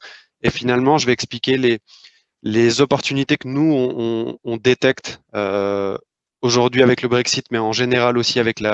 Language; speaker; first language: French; native; French